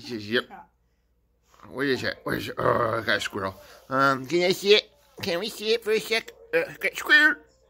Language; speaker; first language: English; native; English